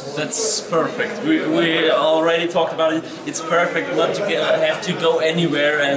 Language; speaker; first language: English; non-native, learner; German